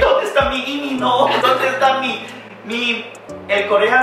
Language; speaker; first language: Spanish; non-native, fluent; Korean